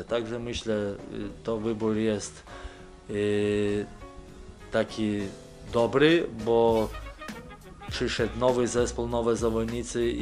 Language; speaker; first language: Polish; non-native, fluent; Lithuanian